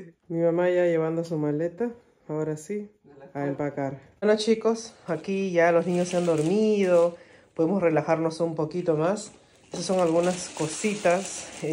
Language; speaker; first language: Spanish; native; Spanish